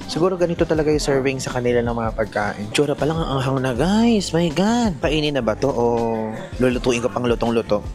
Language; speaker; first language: Filipino; native; Filipino